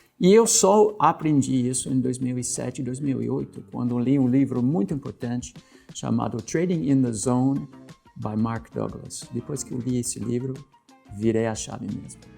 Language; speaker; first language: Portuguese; non-native, fluent; English